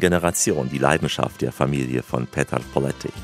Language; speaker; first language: German; native; German